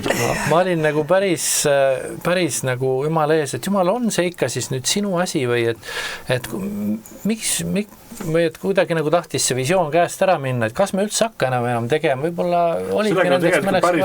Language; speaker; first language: Estonian; native; Estonian